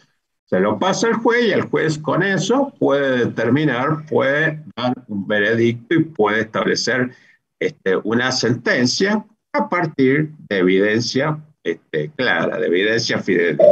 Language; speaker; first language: Spanish; native; Spanish